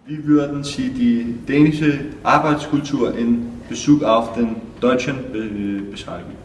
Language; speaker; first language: German; non-native, learner; Danish